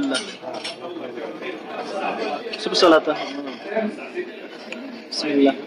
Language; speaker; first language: Arabic; non-native, learner; Indonesian